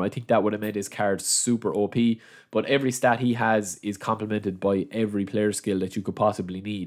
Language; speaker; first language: English; native; English